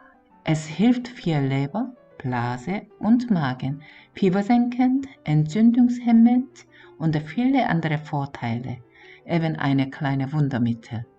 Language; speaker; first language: German; non-native, fluent; Korean